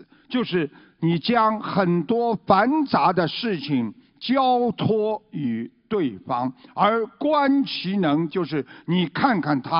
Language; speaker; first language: Chinese; native; Chinese